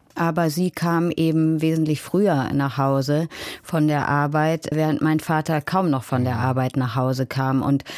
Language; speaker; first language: German; native; German